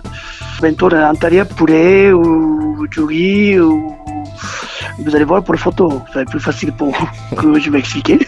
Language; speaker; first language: French; non-native, learner; Japanese